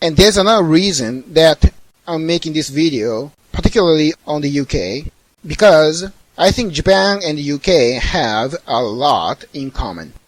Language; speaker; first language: English; non-native, fluent; Japanese